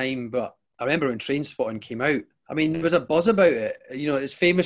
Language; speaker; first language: English; native; English